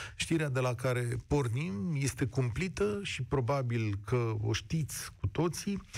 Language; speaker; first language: Romanian; native; Romanian